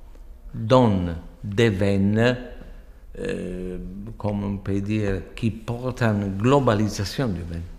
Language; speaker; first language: French; non-native, fluent; Italian